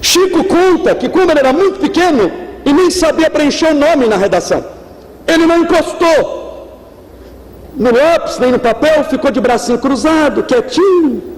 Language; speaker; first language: Portuguese; native; Portuguese